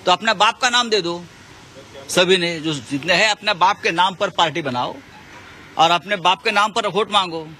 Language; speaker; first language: Hindi; non-native, local second language; Marathi